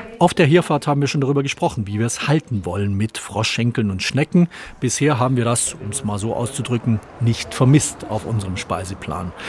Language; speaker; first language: German; native; German